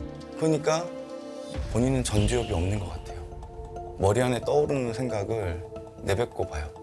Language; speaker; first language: Korean; native; Korean